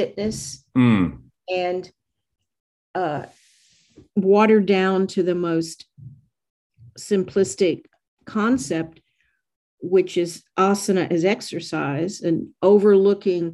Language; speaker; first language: English; native; English